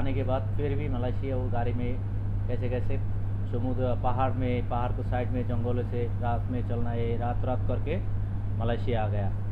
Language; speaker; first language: Hindi; non-native, learner; Bangla